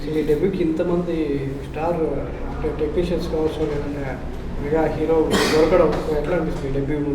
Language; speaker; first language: Telugu; native; Telugu